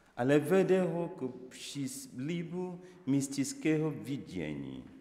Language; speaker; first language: Czech; non-native, learner; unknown